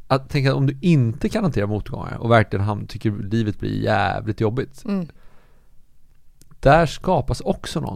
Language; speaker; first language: Swedish; native; Swedish